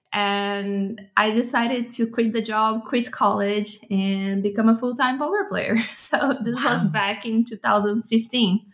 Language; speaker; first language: English; non-native, fluent; Portuguese